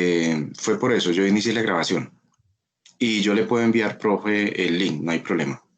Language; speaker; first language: Spanish; native; Spanish